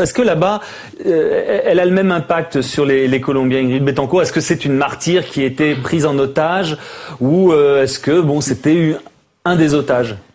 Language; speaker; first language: French; native; French